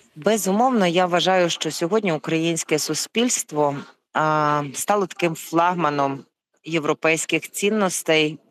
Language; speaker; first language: Ukrainian; native; Ukrainian